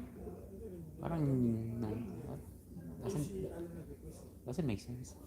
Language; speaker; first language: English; non-native, local second language; Filipino